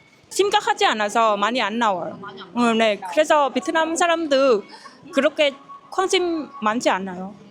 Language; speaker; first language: Korean; non-native, learner; Vietnamese